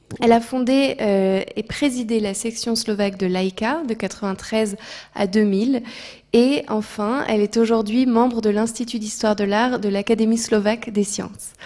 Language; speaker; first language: French; native; French